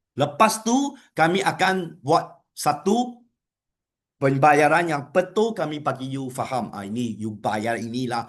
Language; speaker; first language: Malay; non-native, local second language; Chinese